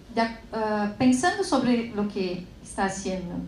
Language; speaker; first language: Spanish; non-native, fluent; Portuguese